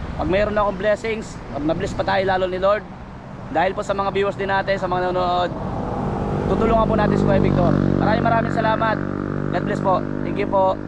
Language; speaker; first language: Filipino; native; Filipino